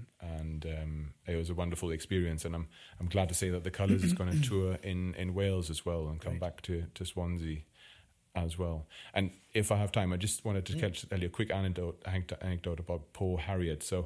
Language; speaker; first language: English; non-native, fluent; German